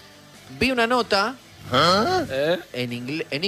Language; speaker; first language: Spanish; native; Spanish